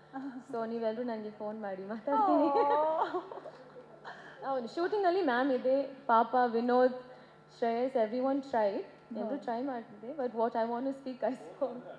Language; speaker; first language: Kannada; non-native, learner; Tamil